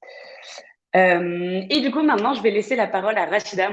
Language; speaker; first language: French; native; French